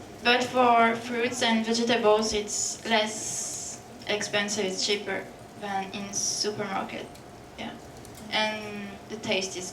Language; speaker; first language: English; non-native, fluent; French